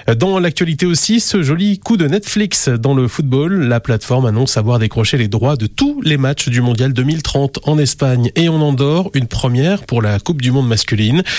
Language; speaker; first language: French; native; French